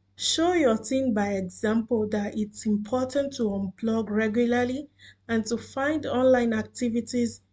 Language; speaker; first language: English; non-native, local second language; Yoruba